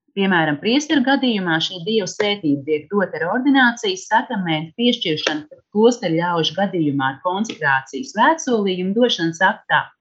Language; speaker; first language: Latvian; native; Latvian